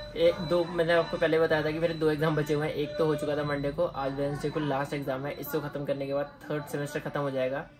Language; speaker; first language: Hindi; native; Hindi